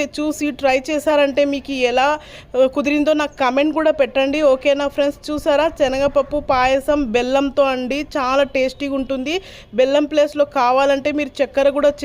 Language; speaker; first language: Telugu; non-native, local second language; Urdu